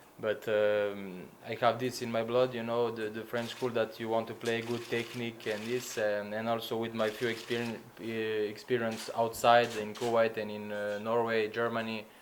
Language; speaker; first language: English; non-native, learner; Slovenian